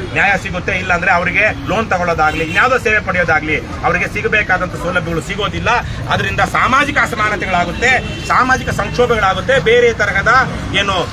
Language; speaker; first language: Kannada; native; Kannada